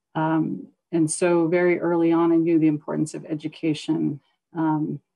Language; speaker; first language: English; native; English